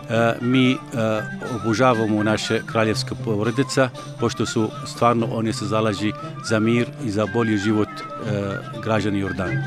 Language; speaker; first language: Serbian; non-native, learner; Arabic